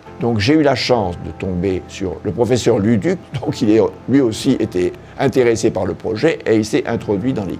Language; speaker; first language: French; native; French